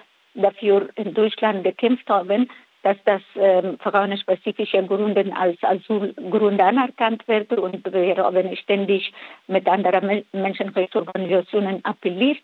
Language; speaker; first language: German; non-native, fluent; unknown